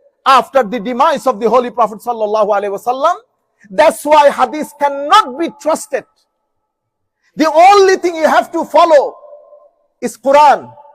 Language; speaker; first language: English; non-native, local second language; Bangla